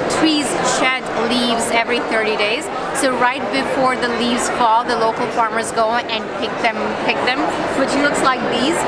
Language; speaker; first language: English; non-native, fluent; French